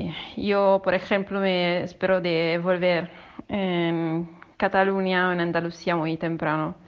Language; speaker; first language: Spanish; non-native, fluent; Italian